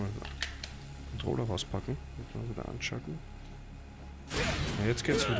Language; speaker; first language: German; native; German